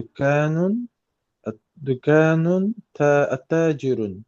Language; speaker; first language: Arabic; non-native, learner; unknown